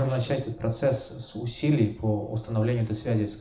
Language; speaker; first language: Russian; native; Russian